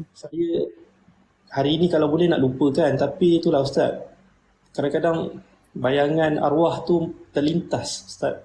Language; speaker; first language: Malay; native; Malay